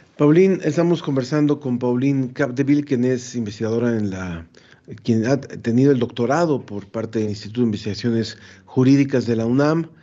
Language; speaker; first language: Spanish; native; Spanish